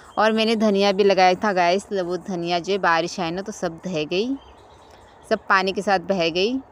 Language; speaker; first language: Hindi; native; Hindi